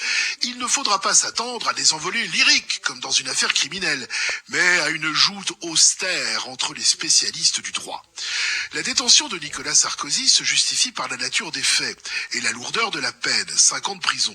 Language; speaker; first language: French; native; French